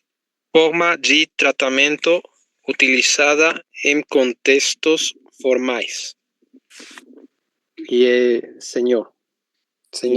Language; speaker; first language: Portuguese; non-native, learner; Spanish